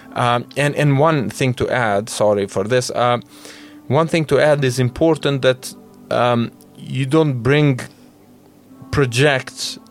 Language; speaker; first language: English; non-native, fluent; Albanian